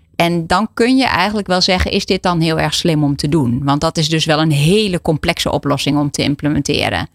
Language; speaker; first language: Dutch; native; Dutch